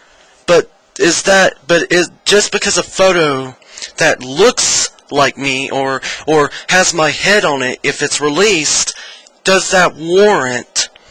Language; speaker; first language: English; native; English